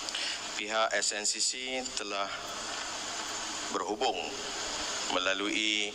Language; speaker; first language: Malay; native; Malay